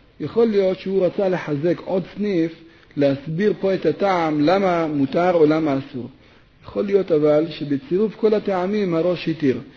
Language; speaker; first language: Hebrew; native; Hebrew